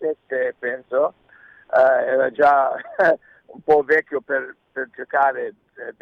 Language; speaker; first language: Italian; early bilingual, heritage; English